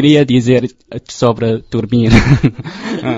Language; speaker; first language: Portuguese; non-native, fluent; Chinese